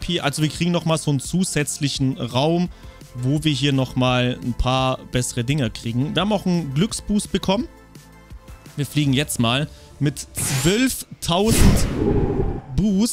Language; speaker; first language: German; native; German